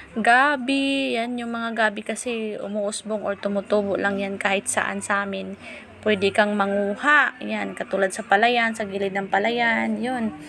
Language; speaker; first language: Filipino; non-native, local second language; Masbatenyo